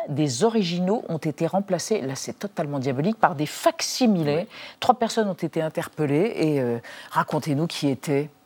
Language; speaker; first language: French; native; French